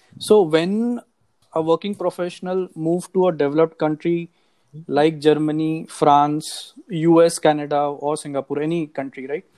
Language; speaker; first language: English; non-native, local second language; Hindi